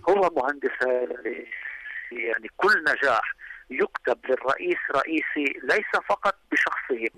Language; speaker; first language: Arabic; native; Arabic